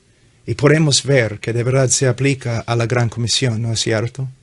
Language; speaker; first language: Spanish; non-native, fluent; English